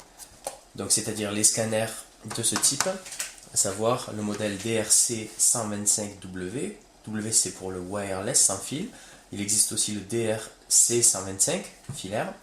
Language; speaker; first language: French; native; French